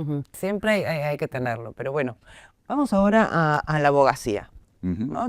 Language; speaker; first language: Spanish; native; Spanish